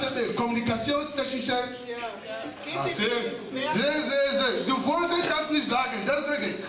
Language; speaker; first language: German; non-native, fluent; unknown